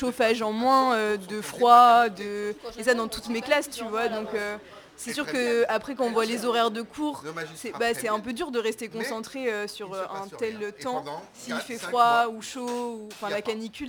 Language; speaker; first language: French; native; French